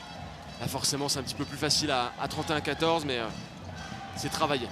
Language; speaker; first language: French; native; French